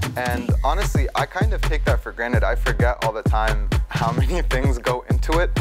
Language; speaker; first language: English; early bilingual, other home language; Arabic